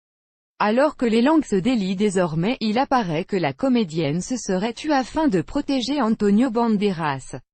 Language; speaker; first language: French; native; French